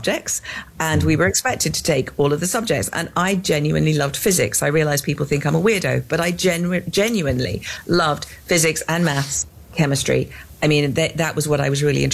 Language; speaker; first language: English; native; English